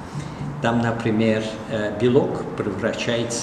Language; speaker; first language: Russian; non-native, fluent; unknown